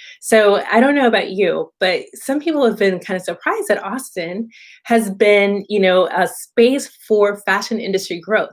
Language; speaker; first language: English; native; English